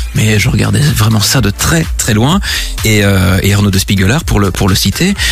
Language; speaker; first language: French; native; French